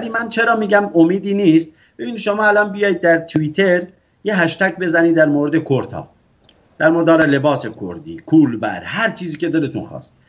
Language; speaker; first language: Persian; non-native, local second language; Kurdish